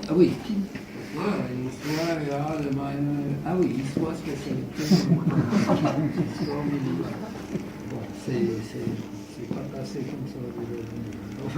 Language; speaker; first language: French; non-native, fluent; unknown